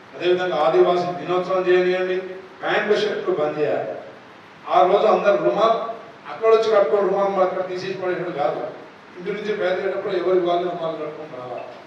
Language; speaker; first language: Telugu; non-native, local second language; Lambadi